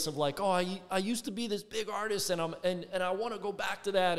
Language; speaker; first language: English; native; English